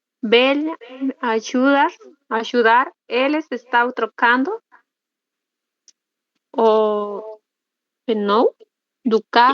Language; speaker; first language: Portuguese; non-native, learner; Spanish